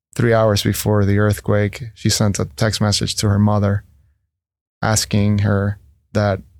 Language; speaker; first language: English; non-native, fluent; Spanish